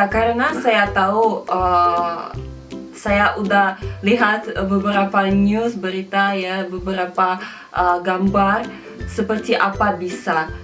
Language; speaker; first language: Indonesian; non-native, fluent; Russian